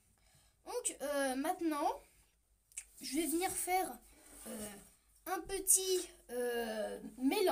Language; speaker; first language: French; native; French